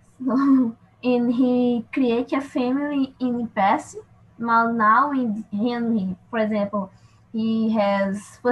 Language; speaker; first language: English; non-native, learner; Portuguese